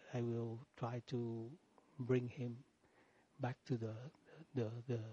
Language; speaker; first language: English; non-native, fluent; Vietnamese